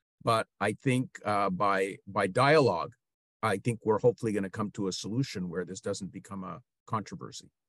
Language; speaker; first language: English; native; English